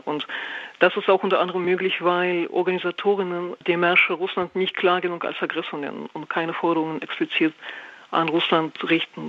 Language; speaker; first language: German; non-native, fluent; Russian